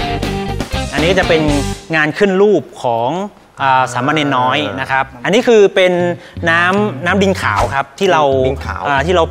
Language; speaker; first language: Thai; native; Thai